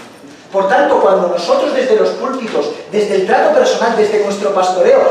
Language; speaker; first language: Spanish; native; Spanish